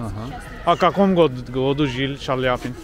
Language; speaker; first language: Russian; non-native, learner; Turkish